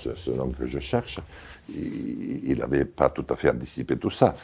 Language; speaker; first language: French; non-native, local second language; Occitan